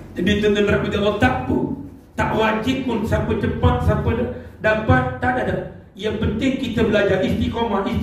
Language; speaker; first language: Malay; non-native, local second language; Tamil